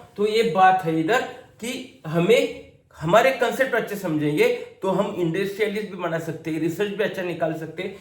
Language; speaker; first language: Hindi; non-native, local second language; Marathi